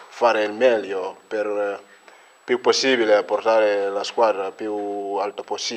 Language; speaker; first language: Italian; non-native, fluent; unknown